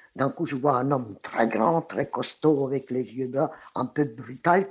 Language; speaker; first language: French; non-native, fluent; Russian